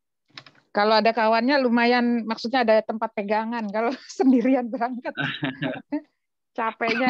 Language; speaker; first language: Indonesian; native; Indonesian